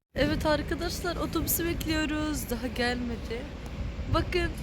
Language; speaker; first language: Turkish; early bilingual, other home language; Arabic